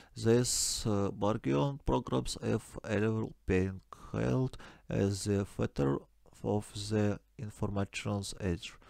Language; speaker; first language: English; non-native, learner; Russian